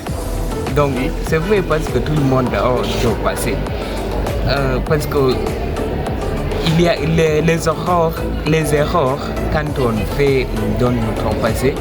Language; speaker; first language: French; non-native, learner; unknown